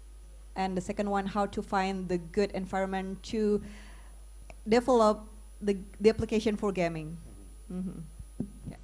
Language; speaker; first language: English; non-native, fluent; Indonesian